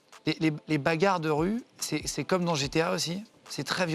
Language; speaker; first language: French; native; French